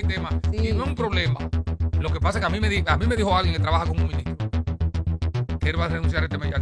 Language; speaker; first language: Spanish; native; Spanish